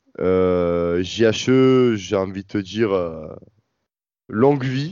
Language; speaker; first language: French; native; French